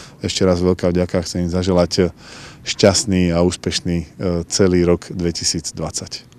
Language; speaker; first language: Slovak; native; Slovak